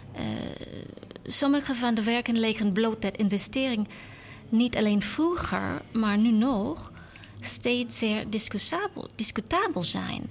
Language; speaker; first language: Dutch; non-native, learner; English